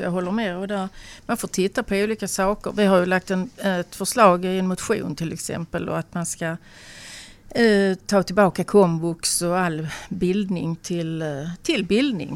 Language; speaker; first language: Swedish; native; Swedish